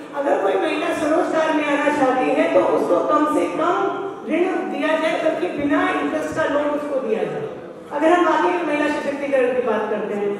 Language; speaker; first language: Hindi; native; Hindi